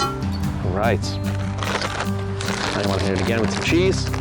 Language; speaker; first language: English; native; English